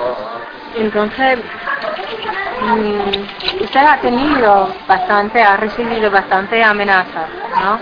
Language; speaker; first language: Spanish; non-native, fluent; English